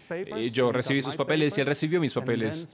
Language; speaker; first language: Spanish; non-native, fluent; Dutch